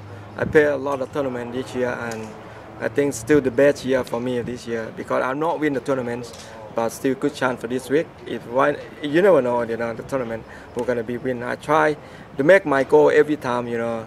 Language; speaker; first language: English; non-native, learner; Thai